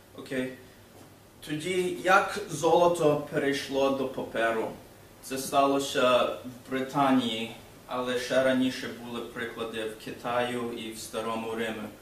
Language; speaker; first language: Ukrainian; early bilingual, heritage; Ukrainian